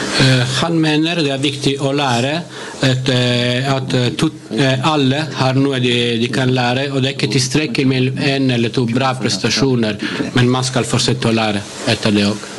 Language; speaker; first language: Norwegian; non-native, learner; Italian